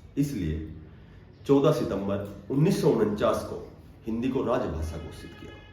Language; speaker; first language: Hindi; native; Hindi